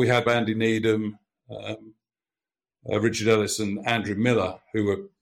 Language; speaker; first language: English; native; English